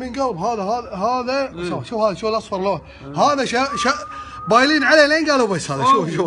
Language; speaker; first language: Arabic; native; Arabic